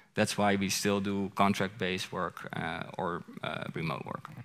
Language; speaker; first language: English; non-native, fluent; Dutch